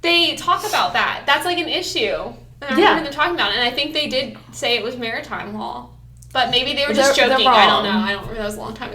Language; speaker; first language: English; native; English